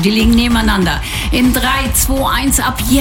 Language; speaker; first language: German; native; German